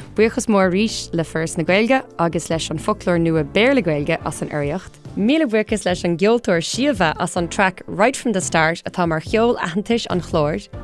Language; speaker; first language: Irish; non-native, local second language; English